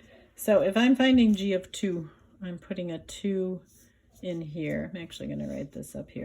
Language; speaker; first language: English; native; English